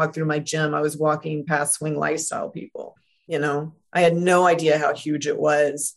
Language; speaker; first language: English; native; English